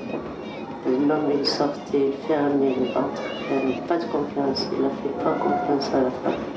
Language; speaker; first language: French; non-native, learner; Arabic